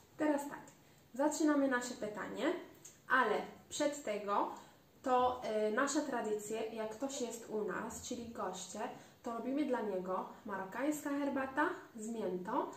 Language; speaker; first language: Polish; non-native, learner; Arabic